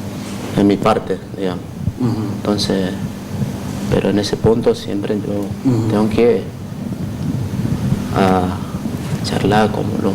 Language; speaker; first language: Spanish; non-native, local second language; Guarani